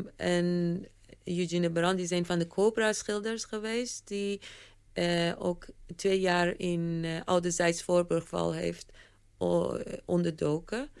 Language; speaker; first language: Dutch; non-native, fluent; Persian